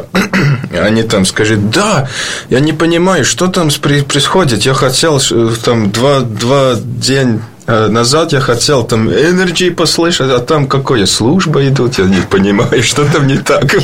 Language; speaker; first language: Russian; non-native, learner; Latvian